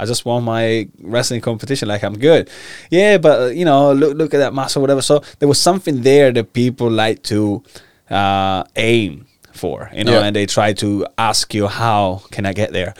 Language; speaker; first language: English; non-native, fluent; Italian